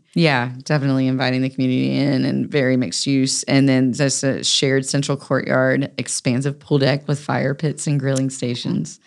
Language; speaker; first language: English; native; English